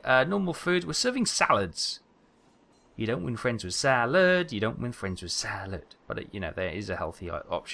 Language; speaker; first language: English; native; English